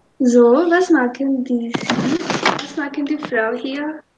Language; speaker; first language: German; non-native, fluent; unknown